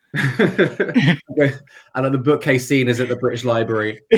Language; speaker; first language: English; native; English